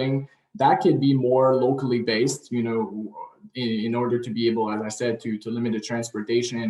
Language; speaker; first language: English; non-native, local second language; French